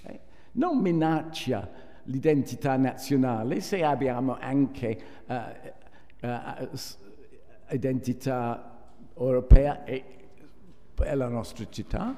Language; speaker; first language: Italian; non-native, fluent; English